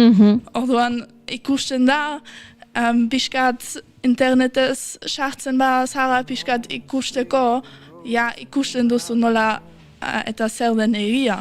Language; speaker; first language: Basque; non-native, fluent; German